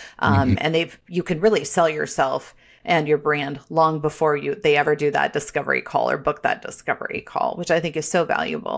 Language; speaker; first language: English; native; English